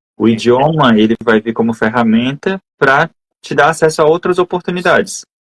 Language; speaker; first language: Portuguese; native; Portuguese